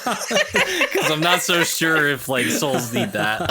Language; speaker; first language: English; native; English